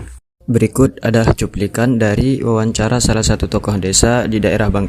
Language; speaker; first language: Indonesian; native; Indonesian